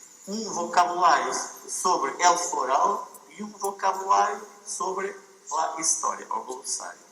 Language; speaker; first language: Portuguese; non-native, fluent; Spanish